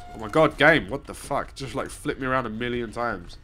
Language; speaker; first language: English; native; English